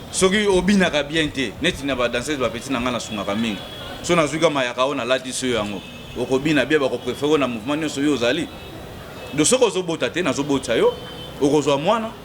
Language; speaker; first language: Lingala; non-native, local second language; Kongo